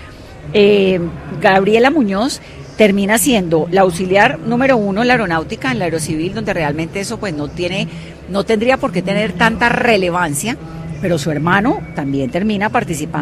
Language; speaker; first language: Spanish; native; Spanish